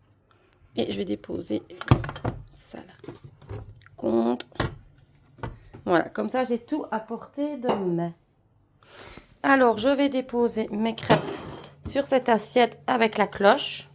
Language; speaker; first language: French; native; French